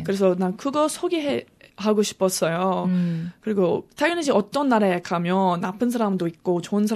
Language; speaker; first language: Korean; non-native, learner; English